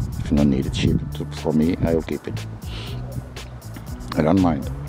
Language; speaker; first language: English; non-native, fluent; Portuguese